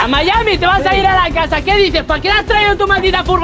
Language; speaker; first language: Spanish; native; Spanish